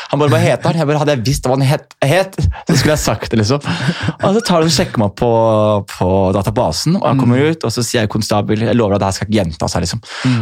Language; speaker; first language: Norwegian; native; Norwegian